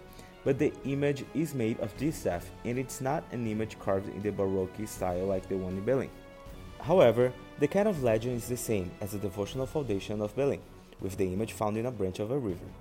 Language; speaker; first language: English; non-native, fluent; Portuguese